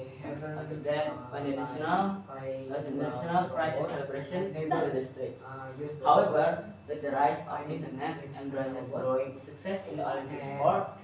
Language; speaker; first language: English; non-native, learner; Indonesian